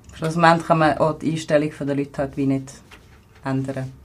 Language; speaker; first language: German; native; German